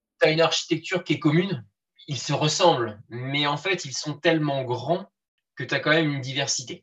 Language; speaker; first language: French; native; French